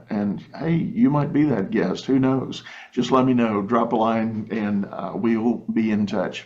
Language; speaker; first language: English; native; English